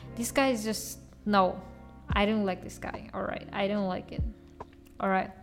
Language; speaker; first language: English; non-native, local second language; Chinese